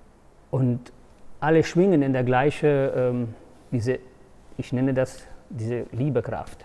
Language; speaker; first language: German; non-native, fluent; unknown